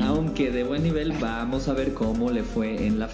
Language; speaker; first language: Spanish; native; Spanish